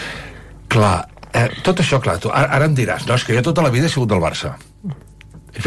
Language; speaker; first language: Catalan; native; Catalan